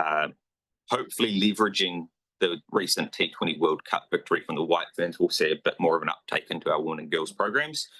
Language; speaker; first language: English; native; English